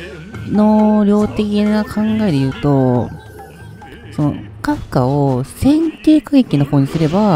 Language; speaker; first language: Japanese; native; Japanese